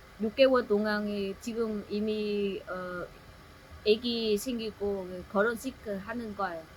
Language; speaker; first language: Korean; non-native, learner; Vietnamese